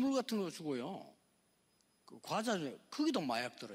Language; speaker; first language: Korean; native; Korean